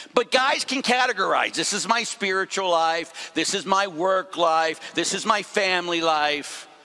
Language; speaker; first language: English; native; English